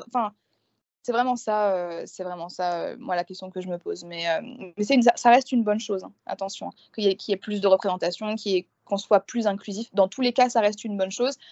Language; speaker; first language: French; native; French